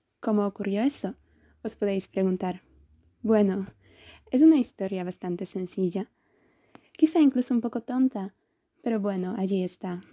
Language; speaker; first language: Spanish; non-native, fluent; Polish